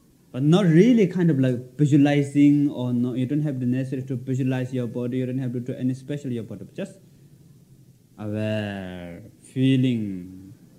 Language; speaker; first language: English; non-native, local second language; Tibetan